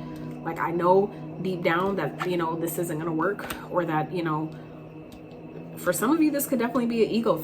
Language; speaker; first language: English; native; English